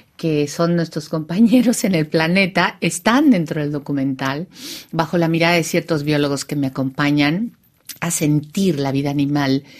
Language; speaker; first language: Spanish; native; Spanish